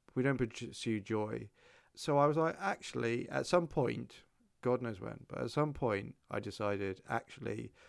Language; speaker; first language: English; native; English